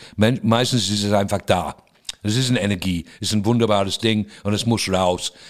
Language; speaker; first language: German; non-native, fluent; English